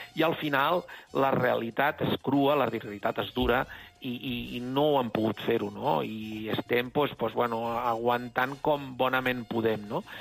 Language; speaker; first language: Catalan; native; Catalan